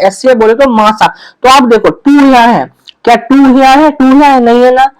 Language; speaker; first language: Hindi; native; Hindi